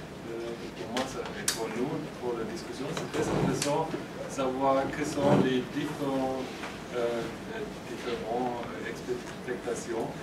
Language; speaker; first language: French; non-native, fluent; German